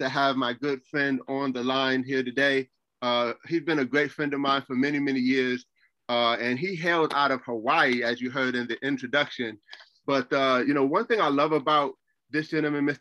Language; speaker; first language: English; native; English